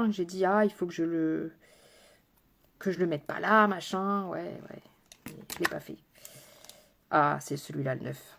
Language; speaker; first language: French; native; French